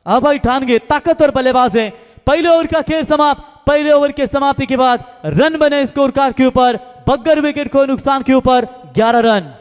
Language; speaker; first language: Hindi; non-native, local second language; Marathi